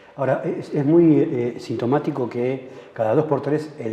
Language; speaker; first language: Spanish; native; Spanish